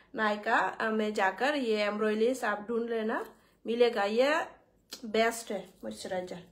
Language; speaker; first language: Hindi; non-native, local second language; Bangla